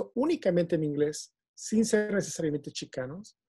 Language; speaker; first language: Spanish; native; Spanish